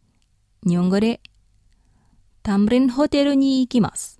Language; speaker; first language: Japanese; non-native, fluent; Indonesian